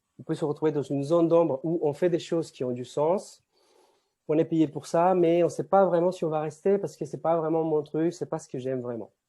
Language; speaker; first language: French; non-native, fluent; Spanish